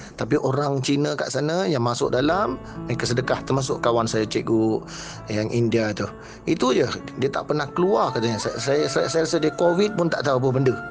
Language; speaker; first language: Malay; non-native, local second language; Tamil